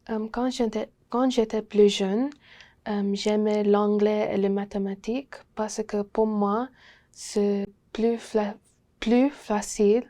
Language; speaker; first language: French; non-native, learner; English